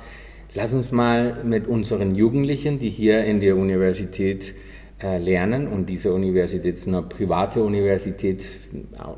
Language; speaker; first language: German; non-native, fluent; Spanish